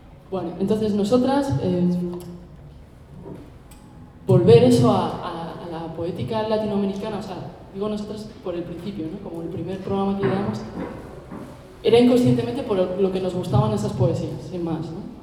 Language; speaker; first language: Spanish; native; Spanish